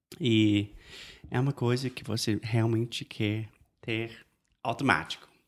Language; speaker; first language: Portuguese; non-native, fluent; English